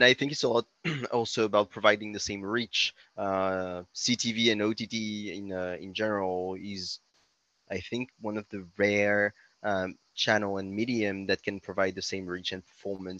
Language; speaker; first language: English; non-native, fluent; French